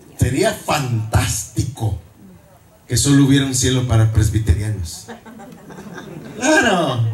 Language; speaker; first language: Spanish; native; Spanish